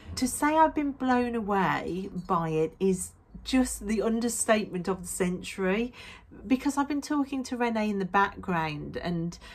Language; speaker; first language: English; native; English